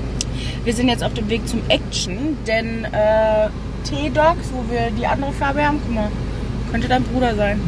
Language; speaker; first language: German; native; German